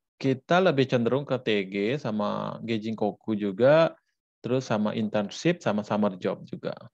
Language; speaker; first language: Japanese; non-native, fluent; Balinese